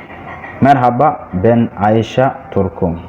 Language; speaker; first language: Turkish; non-native, learner; Somali